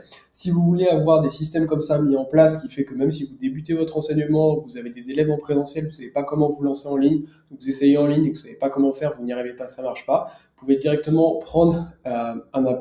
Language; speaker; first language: French; native; French